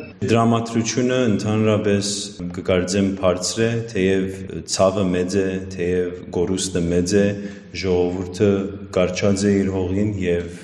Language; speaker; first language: Armenian; early bilingual, heritage; Armenian